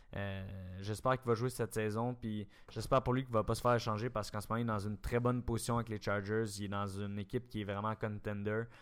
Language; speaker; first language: French; native; French